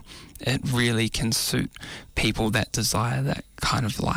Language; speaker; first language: English; native; English